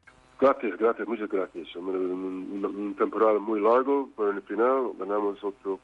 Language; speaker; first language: Spanish; non-native, fluent; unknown